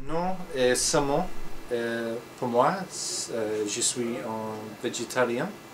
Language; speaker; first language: French; non-native, learner; English